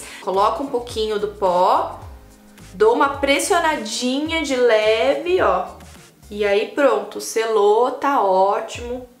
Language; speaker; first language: Portuguese; native; Portuguese